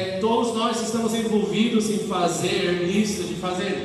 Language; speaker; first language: Portuguese; native; Portuguese